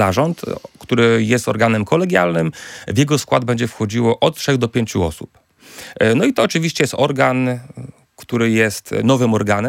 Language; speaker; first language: Polish; native; Polish